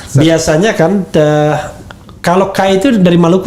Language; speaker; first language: Indonesian; native; Indonesian